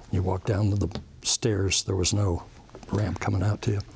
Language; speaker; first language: English; native; English